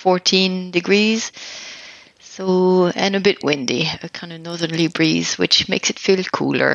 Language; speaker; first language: English; non-native, fluent; French